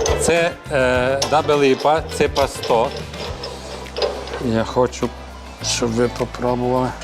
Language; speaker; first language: Ukrainian; native; Ukrainian